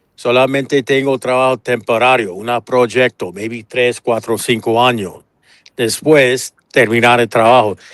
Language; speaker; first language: Spanish; non-native, learner; English